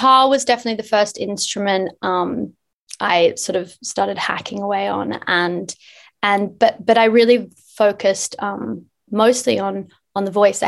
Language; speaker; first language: English; native; English